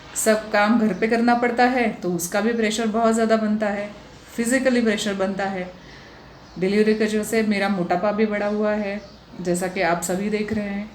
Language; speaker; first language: Hindi; non-native, local second language; Marathi